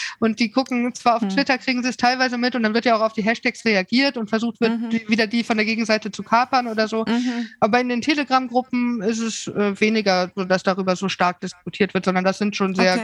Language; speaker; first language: German; native; German